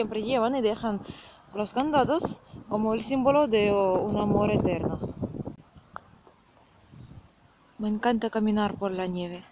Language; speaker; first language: Spanish; non-native, fluent; Russian